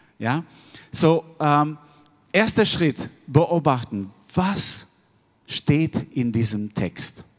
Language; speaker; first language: German; non-native, fluent; Albanian